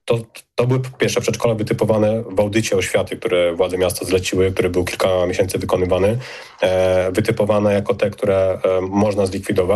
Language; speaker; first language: Polish; native; Polish